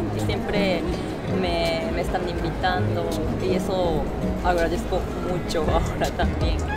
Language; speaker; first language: Spanish; non-native, fluent; Japanese